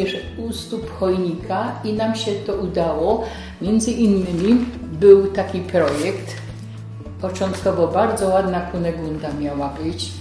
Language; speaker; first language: Polish; native; Polish